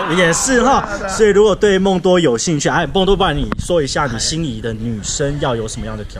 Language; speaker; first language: Chinese; native; Chinese